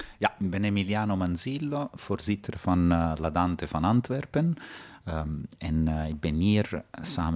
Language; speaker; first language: Dutch; non-native, fluent; Italian